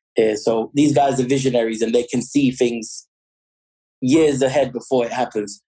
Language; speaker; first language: English; native; English